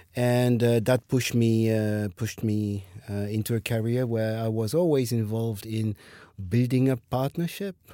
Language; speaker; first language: English; non-native, fluent; French